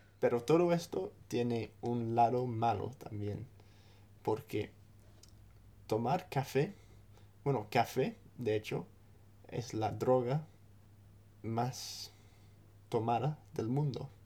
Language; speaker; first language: Spanish; non-native, fluent; English